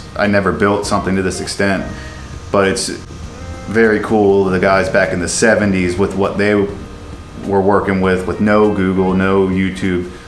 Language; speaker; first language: English; native; English